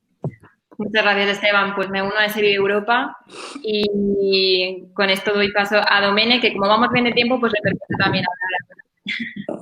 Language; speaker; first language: Spanish; native; Spanish